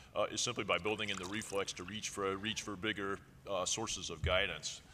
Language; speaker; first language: English; native; English